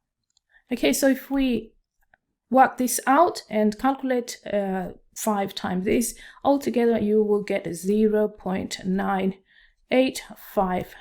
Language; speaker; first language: English; non-native, local second language; Swahili